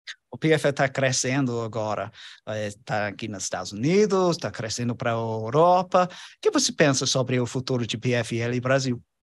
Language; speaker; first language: Portuguese; non-native, learner; English